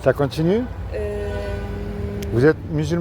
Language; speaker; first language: French; native; French